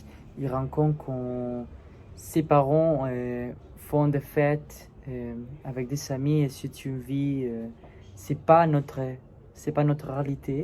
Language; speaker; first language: French; non-native, learner; Spanish